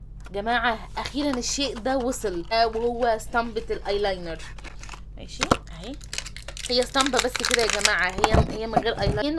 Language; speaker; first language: Arabic; native; Arabic